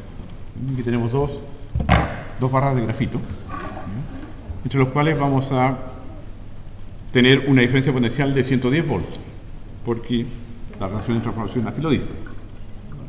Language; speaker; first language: Spanish; native; Spanish